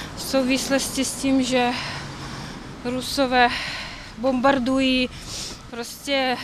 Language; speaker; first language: Czech; non-native, fluent; Ukrainian